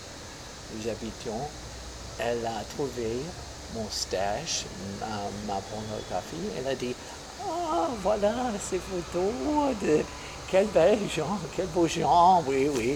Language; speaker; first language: French; non-native, fluent; English